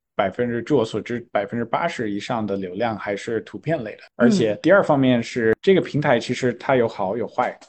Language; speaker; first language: Chinese; non-native, fluent; English